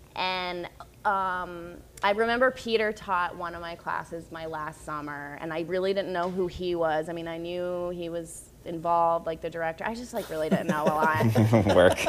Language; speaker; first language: English; native; English